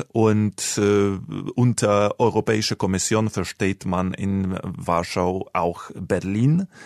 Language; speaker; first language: German; non-native, fluent; Polish